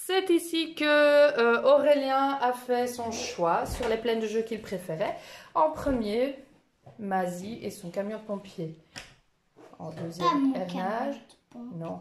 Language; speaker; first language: French; native; French